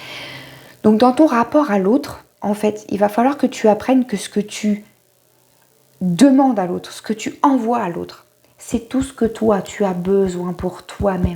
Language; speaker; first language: French; native; French